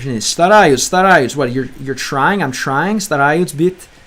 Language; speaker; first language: Russian; non-native, learner; English